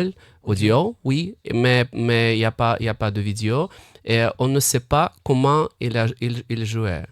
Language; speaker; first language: French; non-native, fluent; Russian